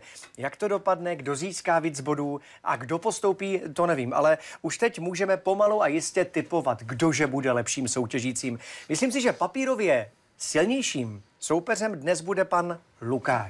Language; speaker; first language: Czech; native; Czech